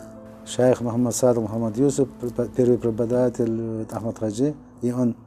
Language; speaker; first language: Russian; non-native, local second language; Uzbek